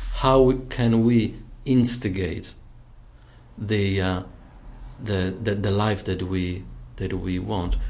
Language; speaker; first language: English; non-native, fluent; Polish